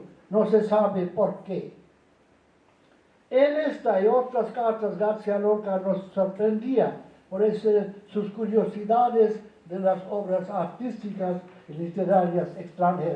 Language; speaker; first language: Spanish; non-native, local second language; Bangla